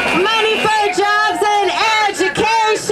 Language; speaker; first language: English; native; English